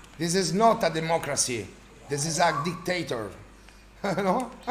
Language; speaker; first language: English; non-native, learner; Italian